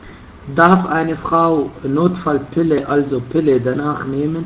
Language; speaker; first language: German; non-native, fluent; Arabic